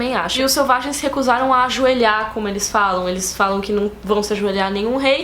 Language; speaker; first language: Portuguese; native; Portuguese